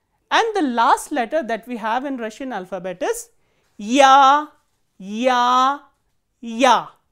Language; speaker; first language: English; non-native, local second language; Hindi